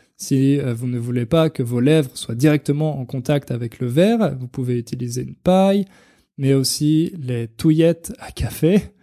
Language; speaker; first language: French; native; French